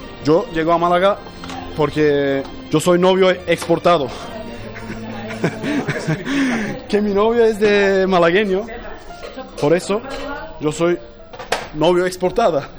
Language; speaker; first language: Spanish; non-native, learner; Turkish